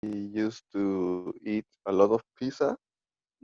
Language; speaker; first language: English; non-native, learner; Spanish